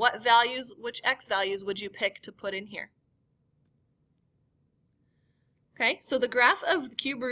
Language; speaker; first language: English; native; English